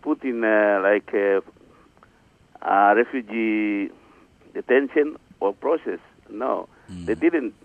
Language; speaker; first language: English; non-native, learner; Indonesian